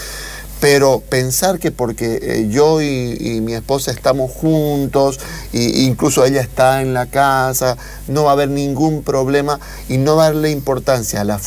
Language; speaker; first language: Spanish; native; Spanish